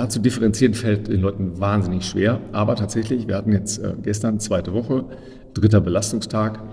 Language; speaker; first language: German; native; German